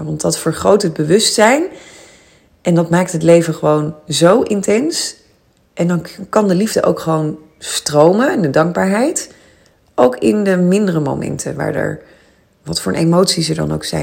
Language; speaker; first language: Dutch; native; Dutch